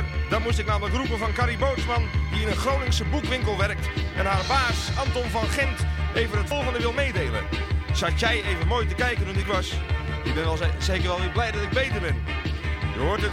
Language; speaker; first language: Dutch; native; Dutch